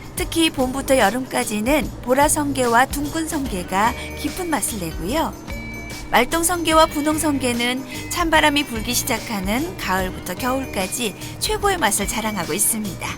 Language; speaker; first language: Korean; native; Korean